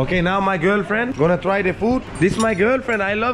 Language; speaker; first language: English; non-native, fluent; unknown